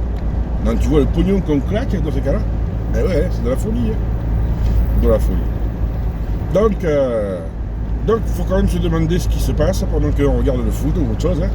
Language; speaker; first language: French; native; French